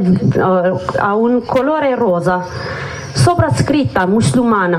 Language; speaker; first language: Italian; non-native, learner; Kurdish